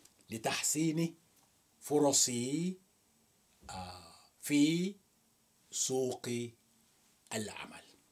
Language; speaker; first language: Arabic; non-native, fluent; Yoruba